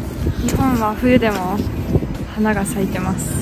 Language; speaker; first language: Japanese; non-native, fluent; Mongolian